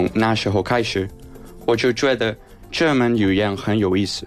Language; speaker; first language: Chinese; non-native, learner; Spanish